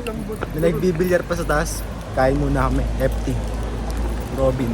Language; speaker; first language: Filipino; native; Filipino